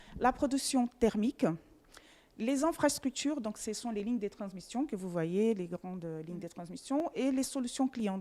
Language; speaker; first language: French; non-native, fluent; Portuguese